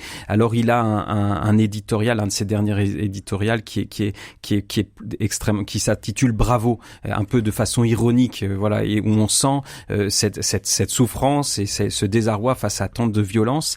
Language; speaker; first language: French; native; French